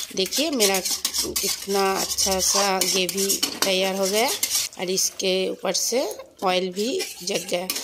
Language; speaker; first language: Hindi; non-native, local second language; Bangla